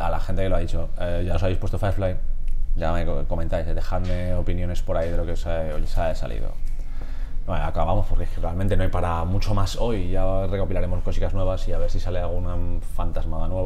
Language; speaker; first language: Spanish; native; Spanish